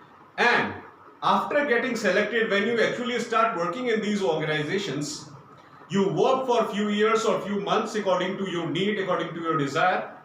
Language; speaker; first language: English; non-native, local second language; Hindi